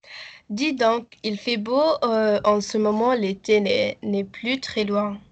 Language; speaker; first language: French; non-native, learner; Arabic